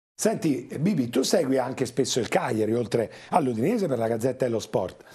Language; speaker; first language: Italian; native; Italian